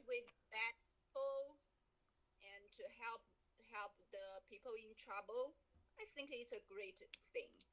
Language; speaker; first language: English; non-native, learner; Chinese